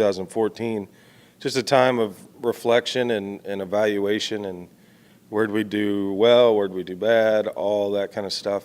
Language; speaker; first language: English; native; English